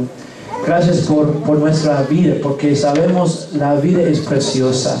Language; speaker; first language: Spanish; non-native, learner; English